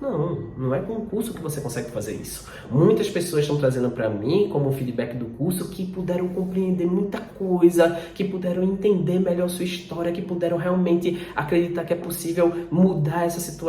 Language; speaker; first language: Portuguese; native; Portuguese